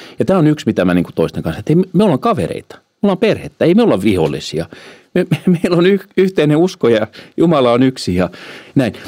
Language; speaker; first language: Finnish; early bilingual, heritage; Finnish